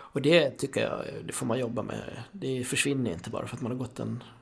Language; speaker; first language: Swedish; native; Swedish